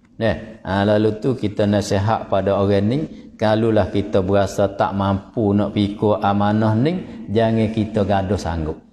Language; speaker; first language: Malay; native; Malay